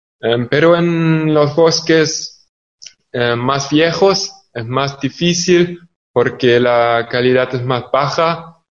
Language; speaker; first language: Spanish; non-native, fluent; German